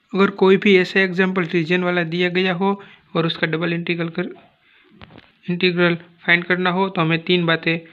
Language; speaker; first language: Hindi; non-native, local second language; Gujarati